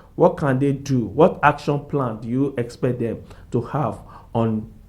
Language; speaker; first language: English; non-native, local second language; Yoruba